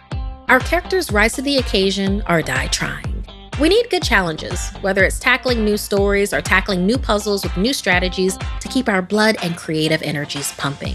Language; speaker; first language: English; native; English